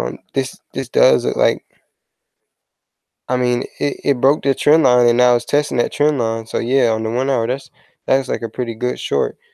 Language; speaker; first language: English; native; English